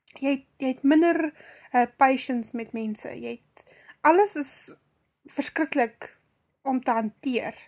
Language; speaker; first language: Afrikaans; native; Afrikaans